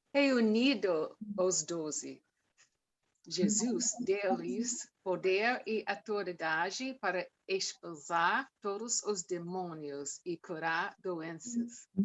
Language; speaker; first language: Portuguese; non-native, learner; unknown